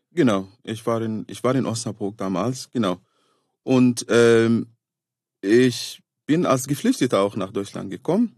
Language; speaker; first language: German; non-native, fluent; Arabic